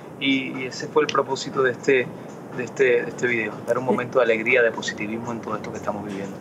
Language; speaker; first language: Spanish; early bilingual, heritage; Spanish